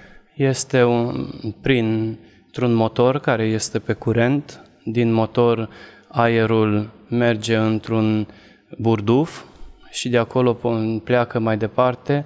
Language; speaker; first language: Romanian; non-native, local second language; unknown